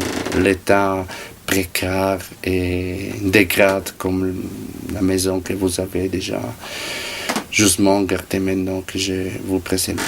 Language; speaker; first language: French; non-native, learner; Italian